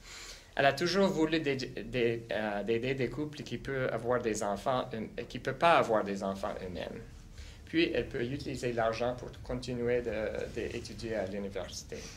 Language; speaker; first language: French; non-native, local second language; English